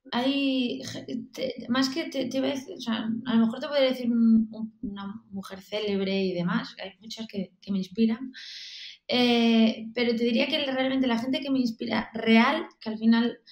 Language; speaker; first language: Spanish; native; Spanish